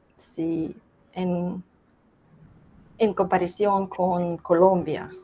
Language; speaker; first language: Spanish; non-native, learner; Russian